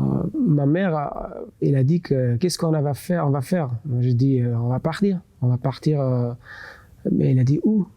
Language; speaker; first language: French; non-native, local second language; Persian